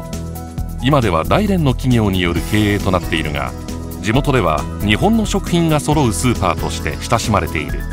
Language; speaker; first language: Japanese; native; Japanese